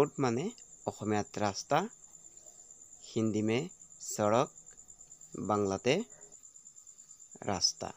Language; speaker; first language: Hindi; non-native, local second language; Assamese